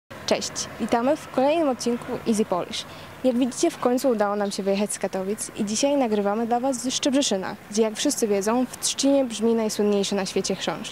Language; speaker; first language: Polish; native; Polish